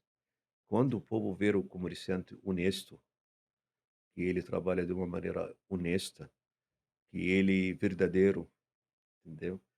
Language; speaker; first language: Portuguese; non-native, fluent; Arabic